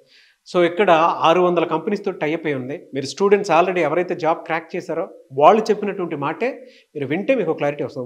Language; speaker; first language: Telugu; native; Telugu